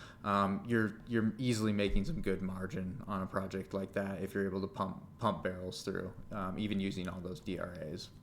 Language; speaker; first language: English; native; English